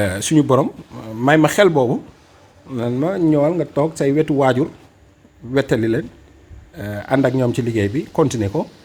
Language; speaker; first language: Wolof; non-native, fluent; Fula